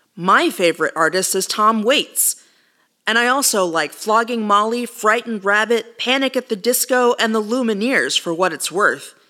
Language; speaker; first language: English; native; English